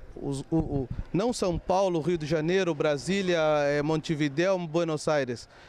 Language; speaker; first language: Portuguese; native; Portuguese